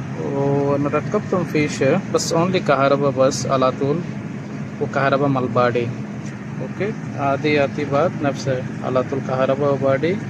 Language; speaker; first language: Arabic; non-native, learner; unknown